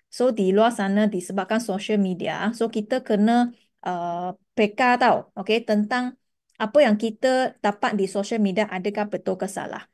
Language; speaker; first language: Malay; non-native, local second language; Chinese